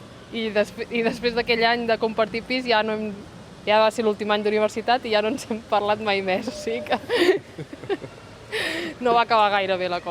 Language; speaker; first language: Catalan; native; Catalan